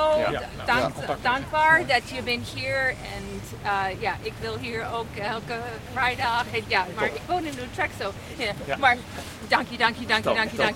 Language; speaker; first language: Dutch; non-native, learner; English